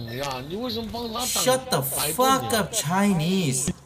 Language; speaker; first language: English; non-native, learner; Korean